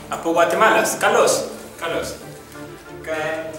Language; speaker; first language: Greek; non-native, fluent; Spanish